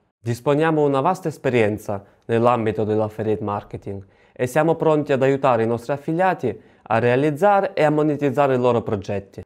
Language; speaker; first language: Italian; non-native, fluent; Russian